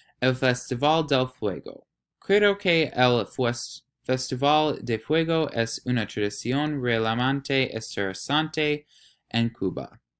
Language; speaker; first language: Spanish; non-native, learner; English